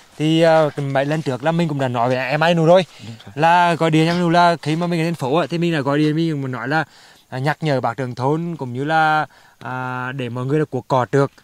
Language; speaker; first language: Vietnamese; native; Vietnamese